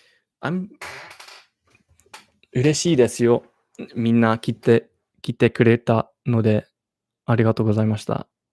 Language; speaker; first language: Japanese; non-native, learner; English